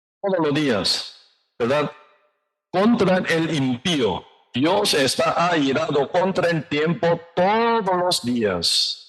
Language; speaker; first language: Spanish; non-native, learner; Korean